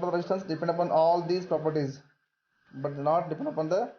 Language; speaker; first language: English; non-native, local second language; Kannada